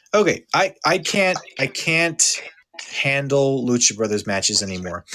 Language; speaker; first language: English; native; English